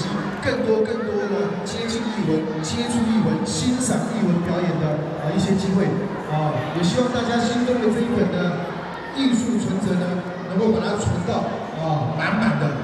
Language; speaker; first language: Chinese; native; Chinese